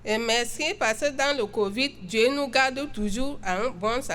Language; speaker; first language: French; non-native, local second language; Sango